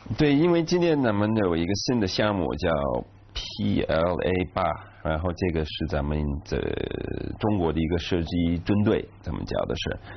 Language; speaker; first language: Chinese; non-native, fluent; English